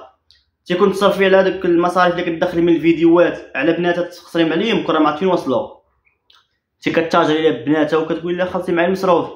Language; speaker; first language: Arabic; native; Arabic